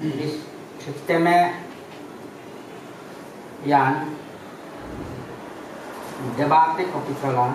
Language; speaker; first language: Czech; non-native, fluent; Ukrainian